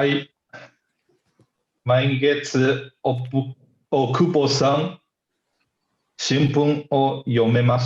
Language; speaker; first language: Japanese; non-native, learner; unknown